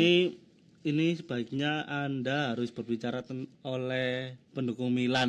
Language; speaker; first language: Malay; non-native, local second language; Javanese